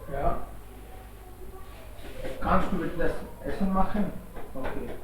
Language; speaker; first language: German; non-native, fluent; Hindi